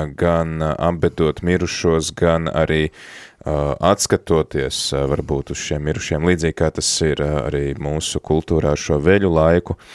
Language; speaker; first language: Latvian; native; Latvian